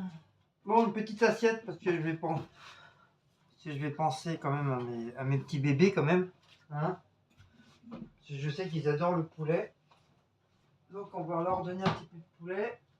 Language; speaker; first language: French; native; French